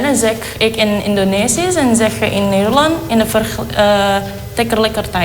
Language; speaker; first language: Dutch; non-native, learner; Indonesian